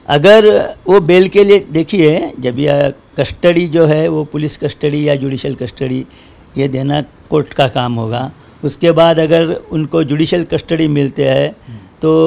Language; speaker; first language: Hindi; non-native, local second language; Marathi